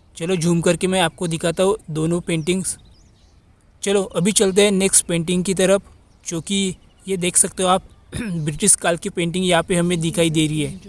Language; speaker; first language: Hindi; non-native, local second language; Marathi